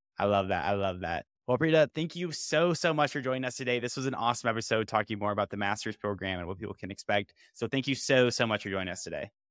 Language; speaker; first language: English; native; English